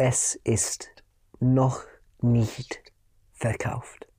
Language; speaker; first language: German; non-native, learner; English